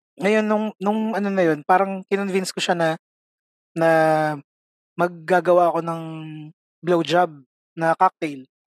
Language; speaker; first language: Filipino; native; Filipino